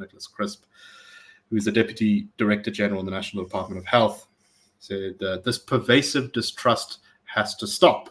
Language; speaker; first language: English; native; English